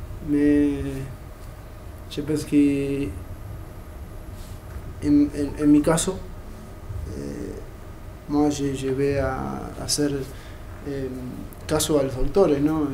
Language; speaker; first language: French; non-native, learner; Spanish